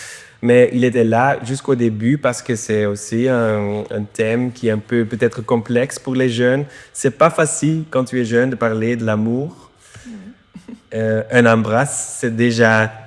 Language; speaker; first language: French; non-native, local second language; Dutch